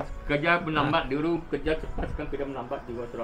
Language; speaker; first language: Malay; non-native, local second language; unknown